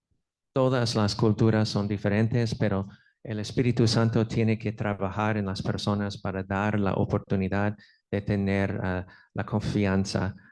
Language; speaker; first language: Spanish; non-native, fluent; English